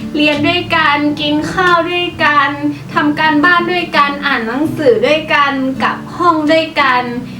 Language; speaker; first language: Thai; native; Thai